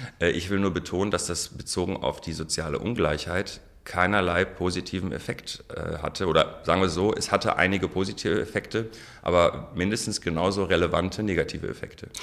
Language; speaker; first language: German; non-native, local second language; Arabic